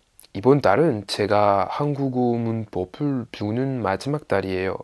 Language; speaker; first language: Korean; non-native, learner; French